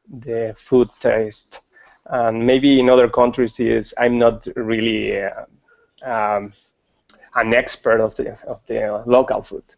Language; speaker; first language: English; non-native, learner; Spanish